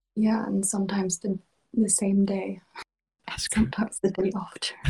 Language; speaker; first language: English; non-native, fluent; Swedish